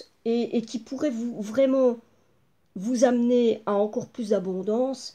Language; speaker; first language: French; native; French